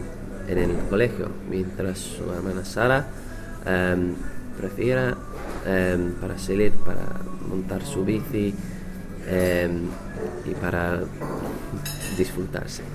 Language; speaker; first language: Spanish; non-native, learner; English